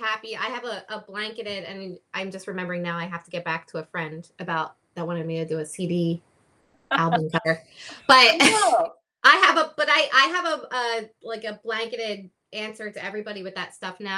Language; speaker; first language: English; native; English